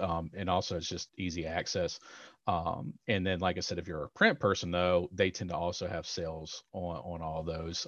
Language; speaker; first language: English; native; English